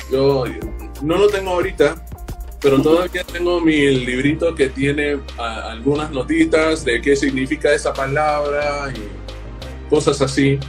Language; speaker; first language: Spanish; non-native, fluent; English